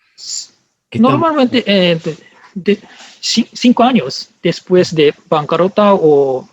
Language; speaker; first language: Spanish; non-native, learner; Japanese